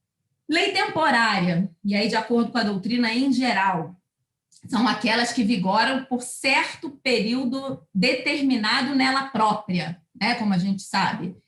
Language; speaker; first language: Portuguese; native; Portuguese